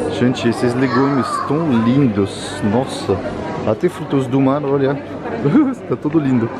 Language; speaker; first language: Portuguese; native; Portuguese